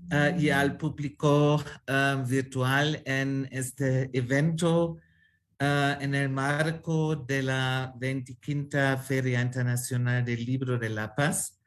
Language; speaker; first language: Spanish; non-native, fluent; German